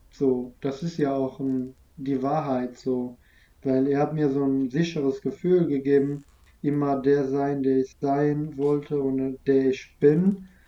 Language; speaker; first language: German; non-native, fluent; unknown